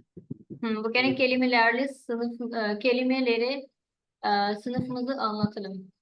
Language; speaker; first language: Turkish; non-native, fluent; Urdu